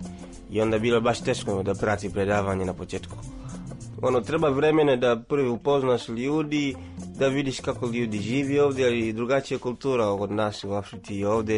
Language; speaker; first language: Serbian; non-native, fluent; Swahili